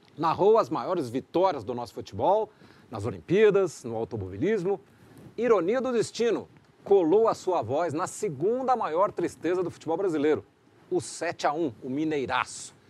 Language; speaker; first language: Portuguese; native; Portuguese